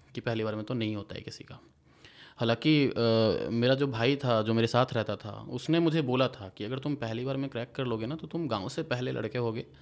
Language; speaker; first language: Hindi; native; Hindi